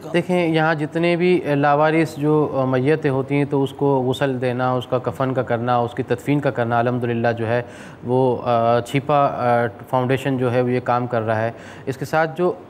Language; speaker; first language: Urdu; native; Urdu